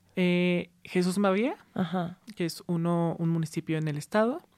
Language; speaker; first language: Spanish; native; Spanish